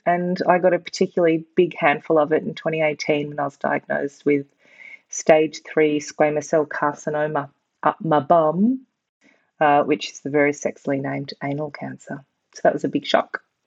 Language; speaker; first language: English; native; English